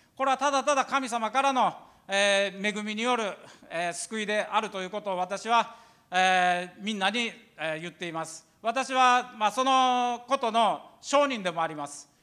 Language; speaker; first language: Japanese; native; Japanese